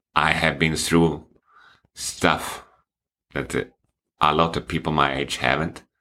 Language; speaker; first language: English; non-native, fluent; Swedish